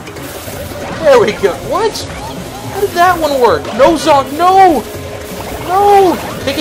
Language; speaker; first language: English; native; English